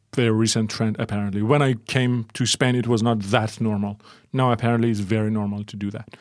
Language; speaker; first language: English; early bilingual, other home language; Persian